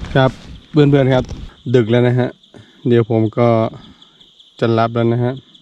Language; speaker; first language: Thai; non-native, local second language; S'gaw Karen